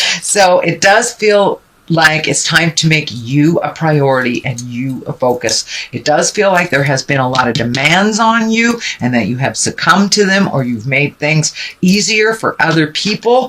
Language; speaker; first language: English; native; English